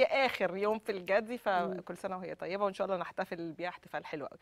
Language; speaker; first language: Arabic; native; Arabic